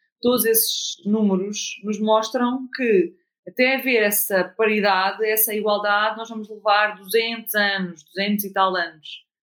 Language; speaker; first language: Portuguese; native; Portuguese